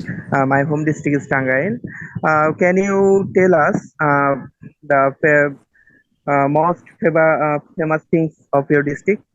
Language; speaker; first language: English; non-native, learner; Bangla